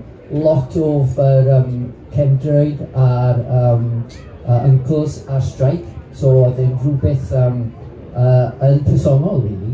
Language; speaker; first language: Welsh; non-native, local second language; English